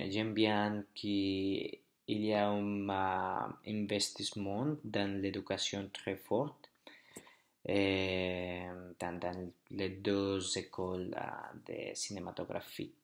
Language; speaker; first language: French; non-native, learner; Spanish